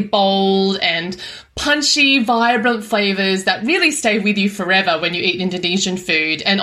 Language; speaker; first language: English; native; English